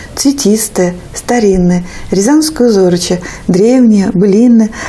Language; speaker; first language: Russian; native; Russian